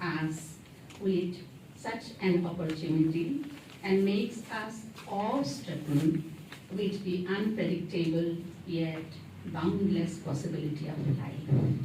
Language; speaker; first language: English; non-native, local second language; Assamese